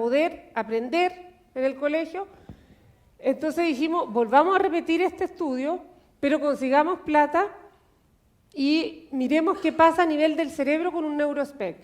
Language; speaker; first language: Spanish; native; Spanish